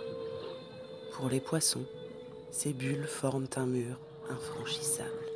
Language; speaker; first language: French; native; French